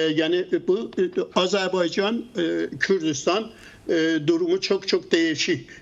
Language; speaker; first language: Turkish; non-native, learner; Azerbaijani